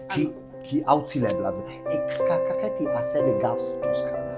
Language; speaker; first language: Georgian; non-native, learner; Italian